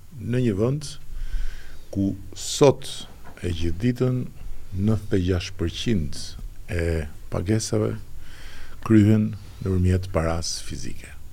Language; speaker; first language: Albanian; native; Albanian